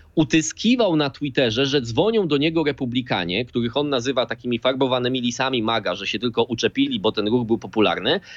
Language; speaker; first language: Polish; native; Polish